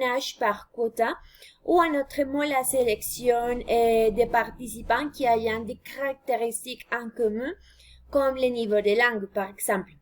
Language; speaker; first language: French; non-native, fluent; Spanish